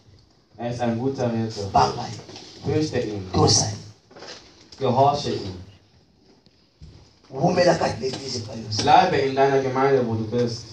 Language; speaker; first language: German; non-native, fluent; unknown